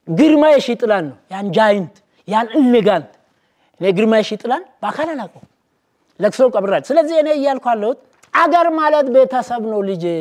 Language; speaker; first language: Amharic; non-native, local second language; Oromo